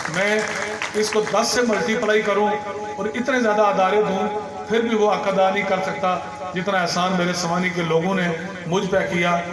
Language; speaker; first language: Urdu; non-native, local second language; Pahari-Potwari